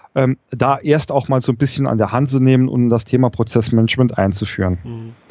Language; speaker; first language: German; native; German